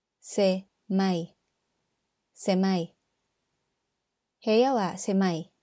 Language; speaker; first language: Japanese; non-native, fluent; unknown